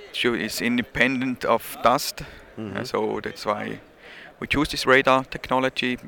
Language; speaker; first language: English; non-native, fluent; German